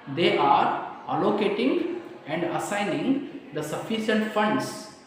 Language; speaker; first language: English; non-native, local second language; Kannada